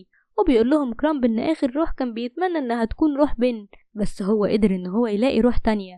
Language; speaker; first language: Arabic; native; Arabic